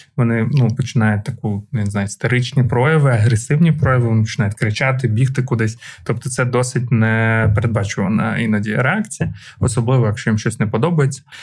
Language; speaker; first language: Ukrainian; non-native, local second language; Russian